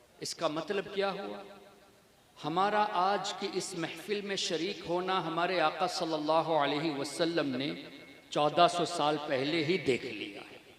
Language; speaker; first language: Urdu; non-native, fluent; Tamil